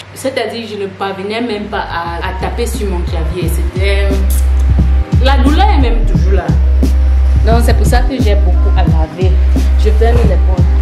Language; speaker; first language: French; non-native, local second language; English